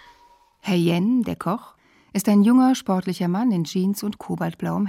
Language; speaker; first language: German; native; German